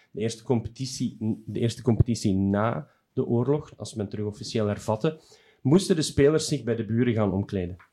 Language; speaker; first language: Dutch; native; Dutch